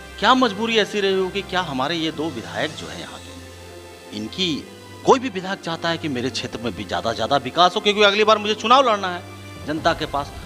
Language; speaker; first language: Hindi; native; Hindi